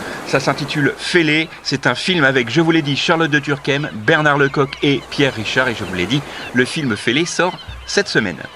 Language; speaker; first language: French; native; French